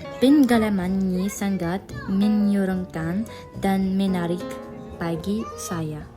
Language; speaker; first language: Malay; non-native, learner; Arabic